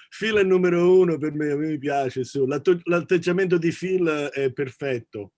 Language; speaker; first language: Italian; native; Italian